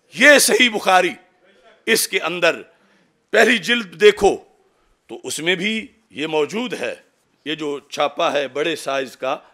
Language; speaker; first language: Urdu; non-native, local second language; Punjabi